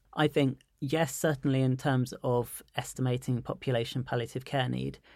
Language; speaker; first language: English; native; English